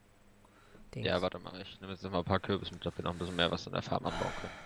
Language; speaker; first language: German; native; German